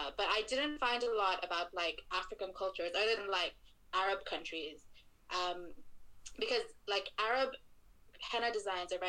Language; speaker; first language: English; non-native, local second language; Bangla